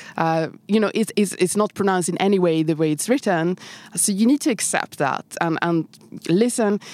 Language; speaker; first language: English; non-native, fluent; Swedish